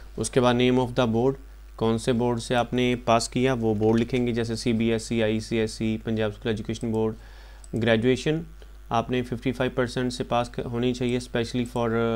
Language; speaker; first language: Hindi; non-native, local second language; Punjabi